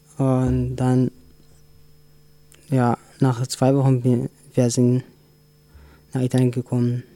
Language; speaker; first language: German; non-native, learner; Tigrinya